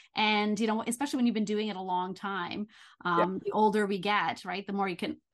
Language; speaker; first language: English; native; English